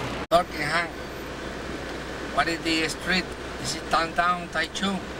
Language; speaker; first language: English; non-native, learner; Spanish